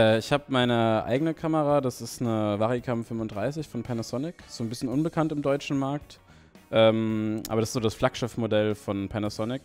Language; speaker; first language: German; native; German